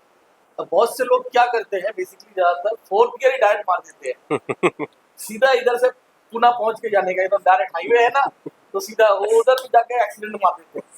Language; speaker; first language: Hindi; native; Hindi